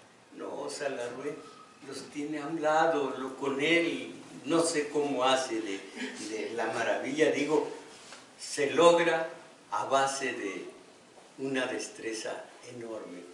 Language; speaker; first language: Spanish; native; Spanish